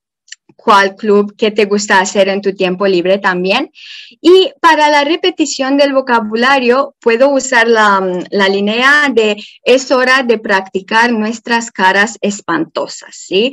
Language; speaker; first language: Spanish; non-native, fluent; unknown